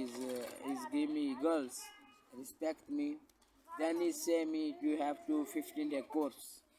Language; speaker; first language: English; non-native, local second language; Punjabi